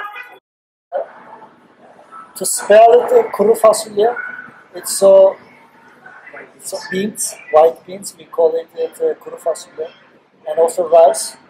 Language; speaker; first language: English; non-native, learner; Turkish